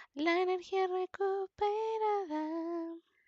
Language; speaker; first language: Spanish; native; Spanish